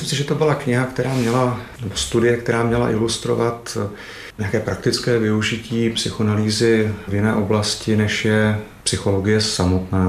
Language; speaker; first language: Czech; native; Czech